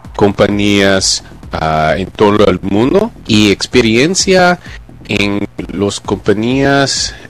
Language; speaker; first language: Spanish; non-native, learner; English